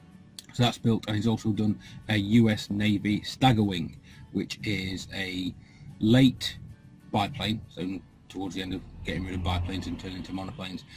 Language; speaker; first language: English; native; English